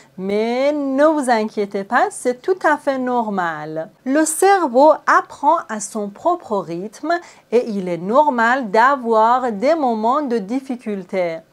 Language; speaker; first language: French; non-native, fluent; Persian